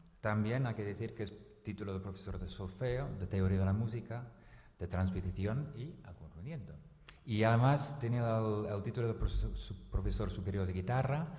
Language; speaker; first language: Spanish; non-native, local second language; Catalan